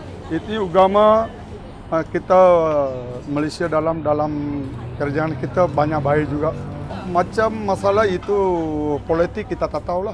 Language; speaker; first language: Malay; non-native, local second language; Tamil